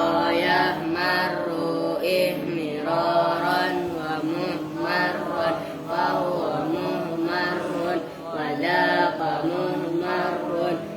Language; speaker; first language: Arabic; non-native, learner; Indonesian